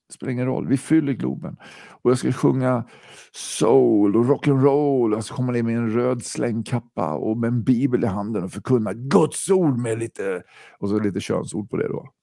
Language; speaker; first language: Swedish; native; Swedish